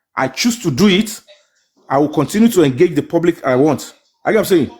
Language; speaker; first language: English; non-native, local second language; Yoruba